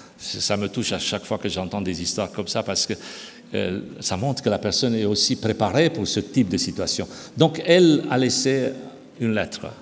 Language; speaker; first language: French; non-native, fluent; Romanian